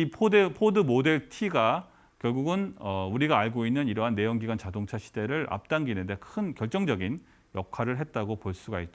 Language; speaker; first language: Korean; native; Korean